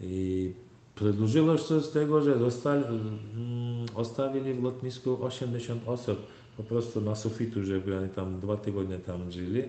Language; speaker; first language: Polish; non-native, learner; Turkmen